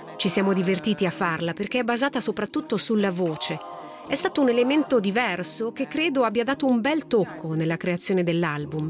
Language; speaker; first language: Italian; native; Italian